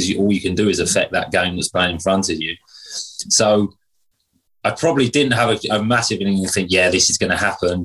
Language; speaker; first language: English; native; English